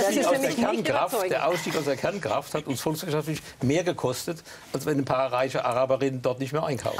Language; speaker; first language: German; native; German